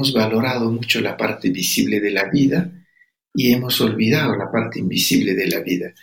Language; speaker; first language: Spanish; non-native, local second language; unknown